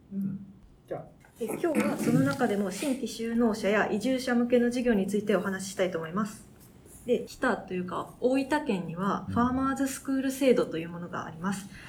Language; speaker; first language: Japanese; native; Japanese